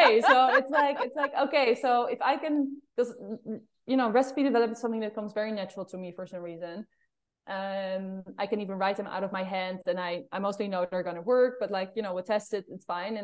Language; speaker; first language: English; non-native, fluent; Dutch